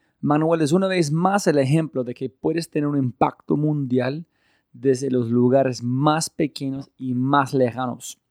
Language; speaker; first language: Spanish; non-native, fluent; English